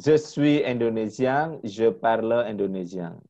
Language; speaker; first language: French; non-native, fluent; Indonesian